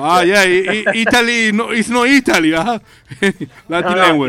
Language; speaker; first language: English; non-native, learner; Spanish